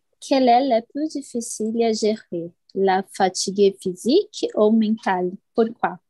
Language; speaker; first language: French; non-native, learner; Portuguese